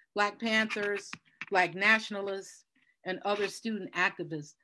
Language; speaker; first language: English; native; English